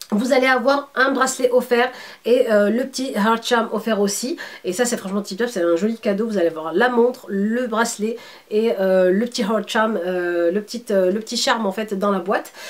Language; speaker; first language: French; early bilingual, other home language; Arabic